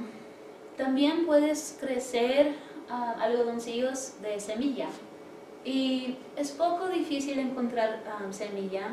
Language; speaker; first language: Spanish; early bilingual, heritage; English